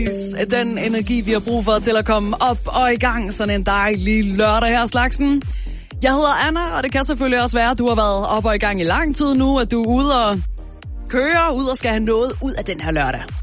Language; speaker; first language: Danish; native; Danish